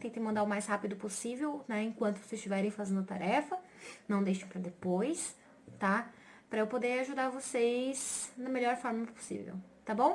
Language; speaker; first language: Portuguese; native; Portuguese